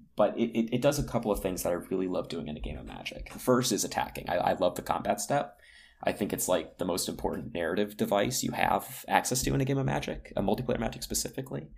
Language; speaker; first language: English; native; English